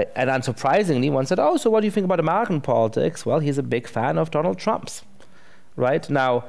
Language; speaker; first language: English; non-native, fluent; German